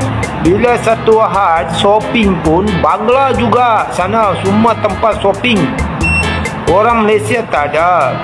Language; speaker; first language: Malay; non-native, local second language; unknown